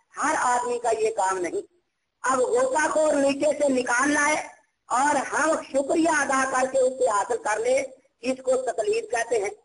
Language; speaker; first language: Urdu; non-native, local second language; Punjabi